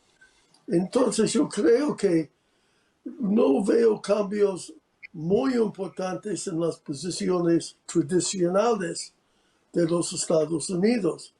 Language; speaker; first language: Spanish; non-native, fluent; English